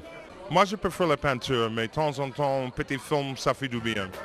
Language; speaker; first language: French; non-native, fluent; English